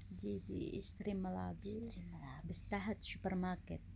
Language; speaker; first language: Arabic; non-native, learner; Indonesian